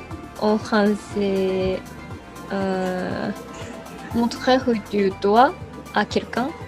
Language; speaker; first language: French; non-native, learner; Japanese